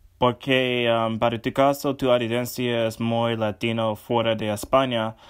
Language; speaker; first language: Spanish; non-native, learner; English